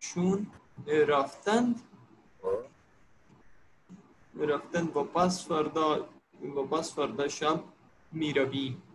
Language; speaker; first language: Persian; non-native, learner; Urdu